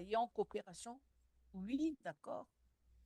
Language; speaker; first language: French; non-native, local second language; Malagasy